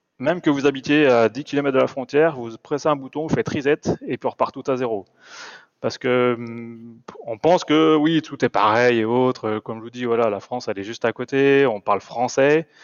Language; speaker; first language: French; native; French